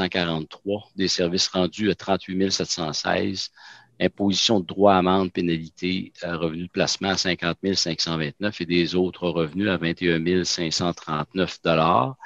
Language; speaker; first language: French; native; French